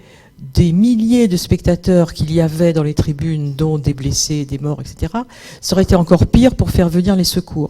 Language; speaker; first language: French; native; French